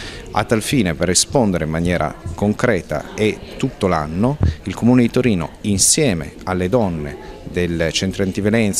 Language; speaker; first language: Italian; native; Italian